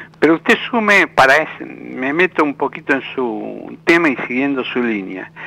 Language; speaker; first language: Spanish; native; Spanish